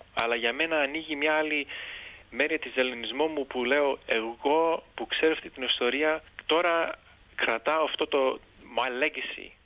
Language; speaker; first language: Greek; early bilingual, heritage; Greek